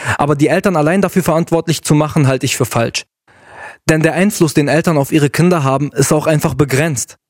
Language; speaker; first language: German; early bilingual, other home language; Arabic